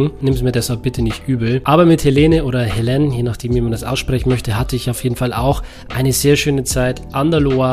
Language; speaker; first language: German; native; German